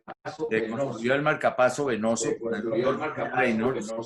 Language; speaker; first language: Spanish; native; Spanish